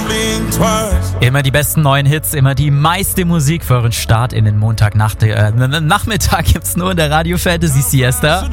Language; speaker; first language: German; native; German